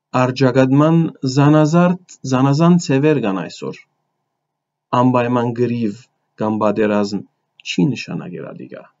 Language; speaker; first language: Armenian; early bilingual, heritage; Armenian